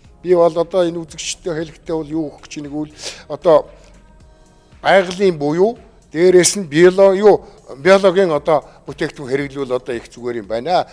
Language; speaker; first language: Mongolian; native; Mongolian